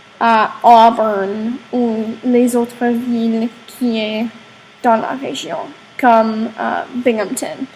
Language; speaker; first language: French; non-native, learner; English